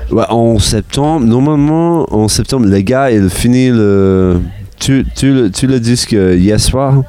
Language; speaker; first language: French; non-native, learner; English